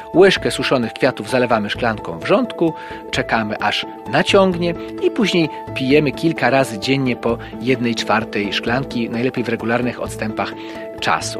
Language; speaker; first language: Polish; native; Polish